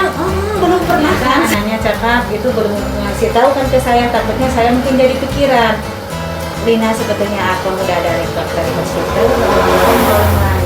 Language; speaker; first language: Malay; non-native, local second language; Sundanese